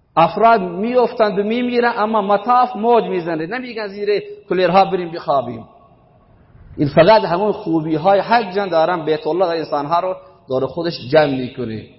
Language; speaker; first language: Persian; non-native, local second language; Baluchi